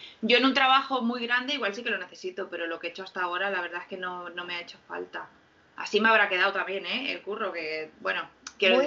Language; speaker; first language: Spanish; native; Spanish